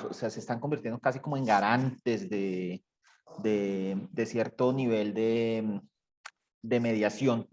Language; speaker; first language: Spanish; native; Spanish